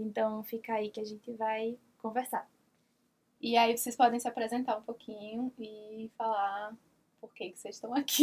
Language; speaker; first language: Portuguese; native; Portuguese